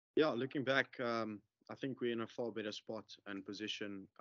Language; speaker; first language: English; non-native, local second language; Afrikaans